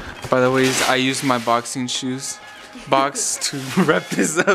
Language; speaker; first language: English; early bilingual, other home language; Spanish